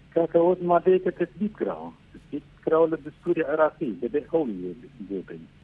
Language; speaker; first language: Central Kurdish; non-native, local second language; Southern Kurdish